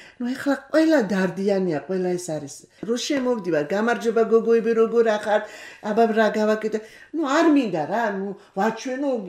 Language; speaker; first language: Georgian; non-native, local second language; Kurdish